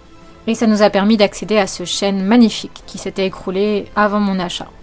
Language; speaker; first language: French; native; French